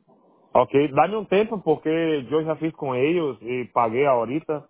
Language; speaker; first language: Spanish; non-native, learner; Portuguese